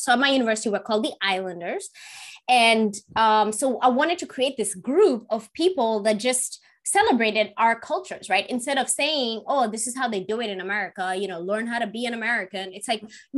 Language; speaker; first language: English; non-native, local second language; Kikuyu